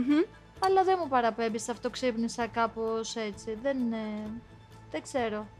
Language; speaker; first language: Greek; native; Greek